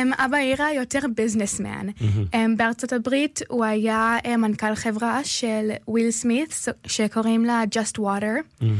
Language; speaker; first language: Hebrew; early bilingual, other home language; English